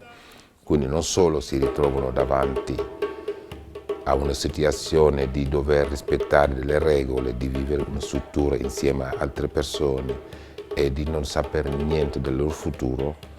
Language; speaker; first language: Italian; non-native, fluent; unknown